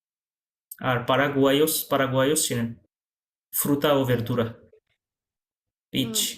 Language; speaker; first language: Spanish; non-native, fluent; Bangla